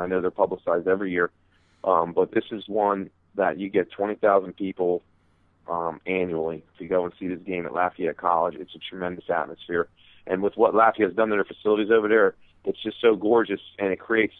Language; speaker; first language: English; native; English